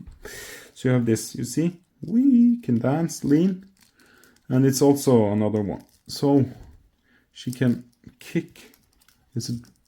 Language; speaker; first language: English; non-native, fluent; Norwegian